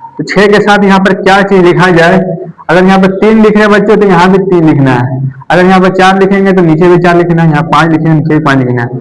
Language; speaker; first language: Hindi; native; Hindi